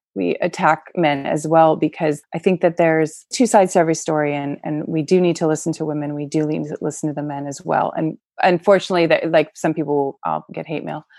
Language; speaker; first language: English; native; English